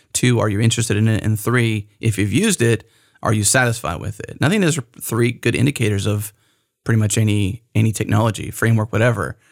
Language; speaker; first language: English; native; English